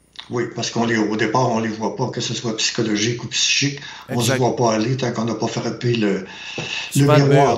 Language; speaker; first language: French; native; French